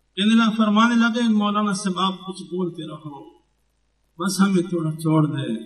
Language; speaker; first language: Urdu; non-native, local second language; Pashto